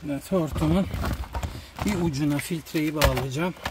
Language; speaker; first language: Turkish; native; Turkish